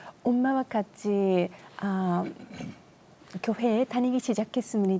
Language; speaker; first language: Korean; non-native, learner; Japanese